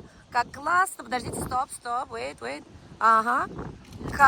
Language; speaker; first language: Russian; native; Russian